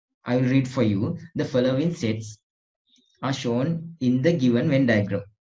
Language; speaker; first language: English; non-native, local second language; Sinhala